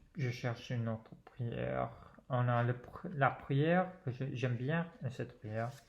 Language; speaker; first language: French; non-native, fluent; English